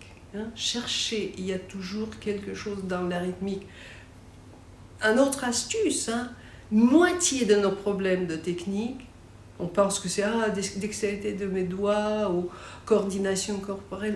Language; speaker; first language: French; non-native, fluent; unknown